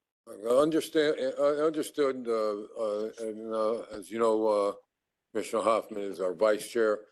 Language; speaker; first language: English; native; English